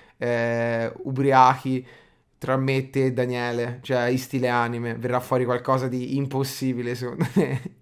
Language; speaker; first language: Italian; native; Italian